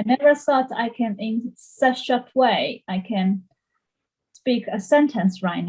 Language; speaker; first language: English; non-native, learner; Chinese